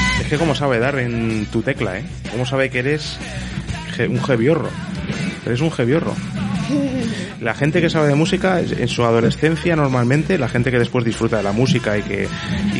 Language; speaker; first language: Spanish; native; Spanish